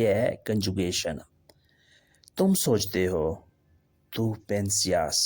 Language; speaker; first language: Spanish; non-native, learner; Urdu